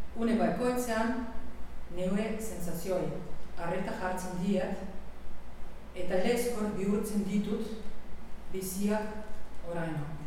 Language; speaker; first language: Basque; non-native, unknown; Slovenian